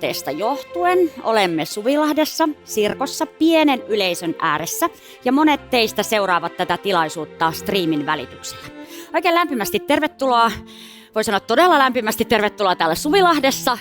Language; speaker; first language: Finnish; native; Finnish